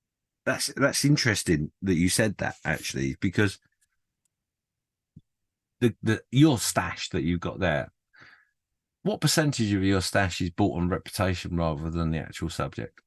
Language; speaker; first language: English; native; English